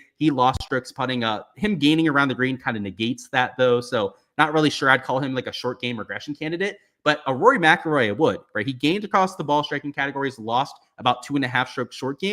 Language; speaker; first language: English; native; English